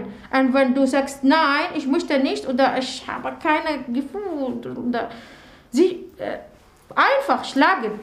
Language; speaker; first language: German; non-native, learner; Arabic